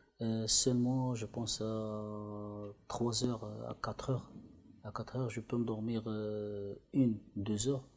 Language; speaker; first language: French; non-native, learner; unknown